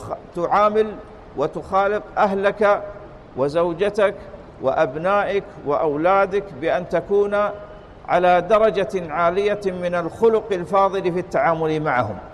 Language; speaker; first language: Arabic; native; Arabic